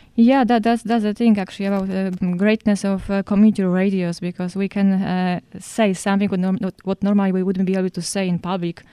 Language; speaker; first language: English; non-native, fluent; Polish